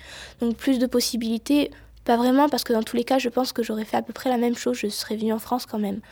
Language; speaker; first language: French; native; French